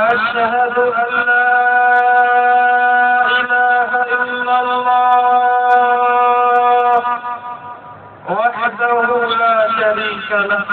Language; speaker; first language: Arabic; native; Arabic